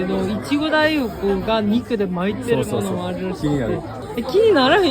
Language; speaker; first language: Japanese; non-native, fluent; Korean